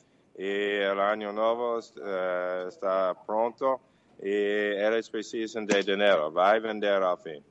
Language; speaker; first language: Portuguese; non-native, fluent; English